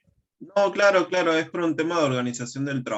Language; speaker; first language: Spanish; native; Spanish